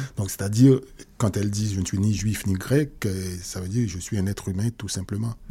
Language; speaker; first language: French; non-native, local second language; Haitian Creole